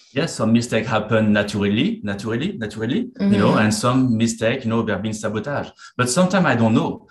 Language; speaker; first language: English; non-native, fluent; French